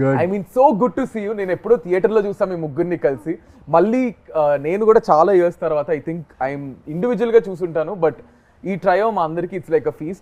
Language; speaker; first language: Telugu; native; Telugu